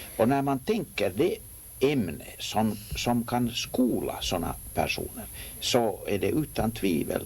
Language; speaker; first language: Swedish; non-native, local second language; Finnish